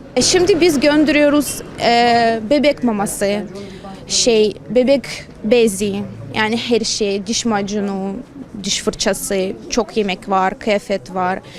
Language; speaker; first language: Turkish; non-native, learner; Ukrainian